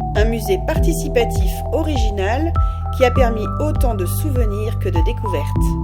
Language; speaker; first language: French; native; French